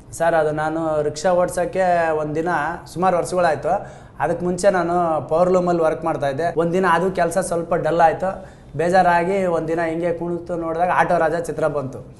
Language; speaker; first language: Kannada; native; Kannada